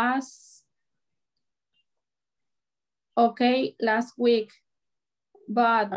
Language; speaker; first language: English; non-native, learner; Spanish